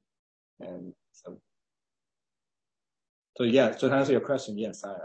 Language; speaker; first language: English; non-native, fluent; Chinese